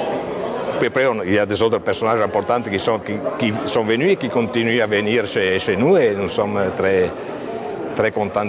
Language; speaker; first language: French; non-native, fluent; Italian